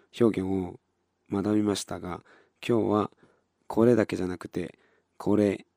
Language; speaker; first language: Japanese; non-native, fluent; Korean